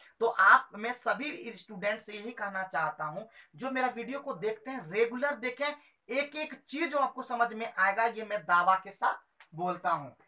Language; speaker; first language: Hindi; native; Hindi